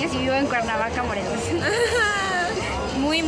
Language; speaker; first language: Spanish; non-native, learner; Korean